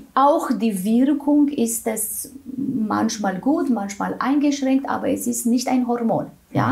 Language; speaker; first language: German; non-native, fluent; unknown